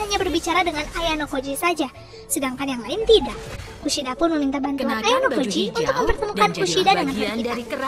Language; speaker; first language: Indonesian; native; Indonesian